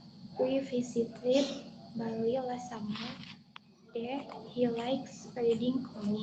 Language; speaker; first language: English; non-native, learner; Indonesian